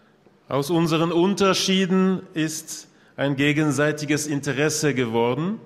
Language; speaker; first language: German; non-native, local second language; French